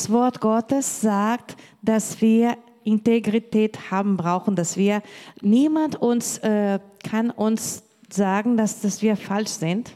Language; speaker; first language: German; non-native, learner; Portuguese